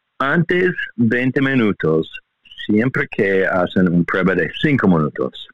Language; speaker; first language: Spanish; non-native, learner; English